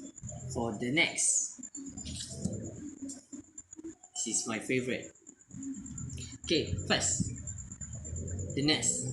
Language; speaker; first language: English; non-native, learner; Malay